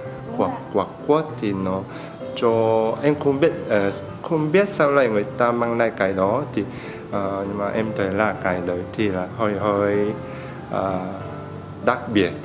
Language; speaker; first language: Vietnamese; non-native, learner; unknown